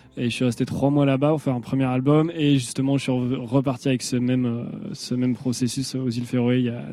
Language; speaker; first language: French; native; French